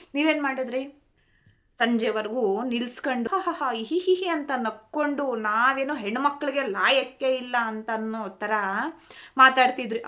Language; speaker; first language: Kannada; non-native, local second language; Telugu